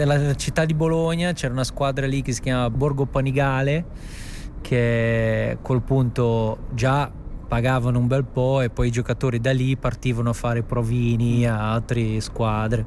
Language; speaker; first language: Italian; native; Italian